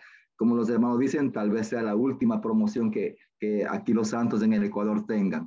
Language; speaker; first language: Spanish; native; Spanish